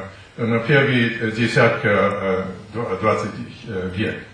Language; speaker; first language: Russian; non-native, learner; English